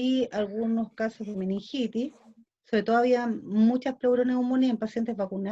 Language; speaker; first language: Spanish; native; Spanish